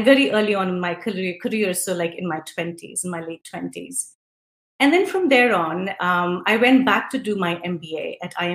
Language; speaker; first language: English; non-native, local second language; Hindi